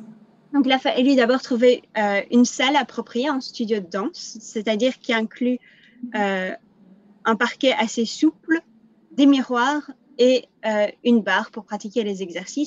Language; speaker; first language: French; non-native, fluent; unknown